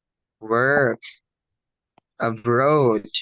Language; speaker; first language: English; non-native, fluent; Indonesian